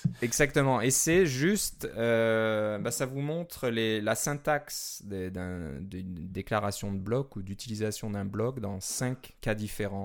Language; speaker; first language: French; native; French